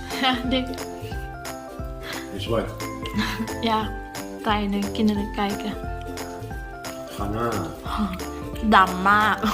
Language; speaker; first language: Dutch; non-native, learner; Thai